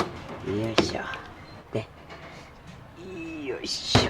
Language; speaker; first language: Japanese; native; Japanese